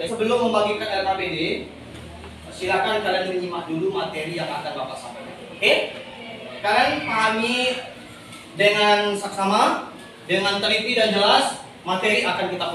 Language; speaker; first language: Indonesian; native; Indonesian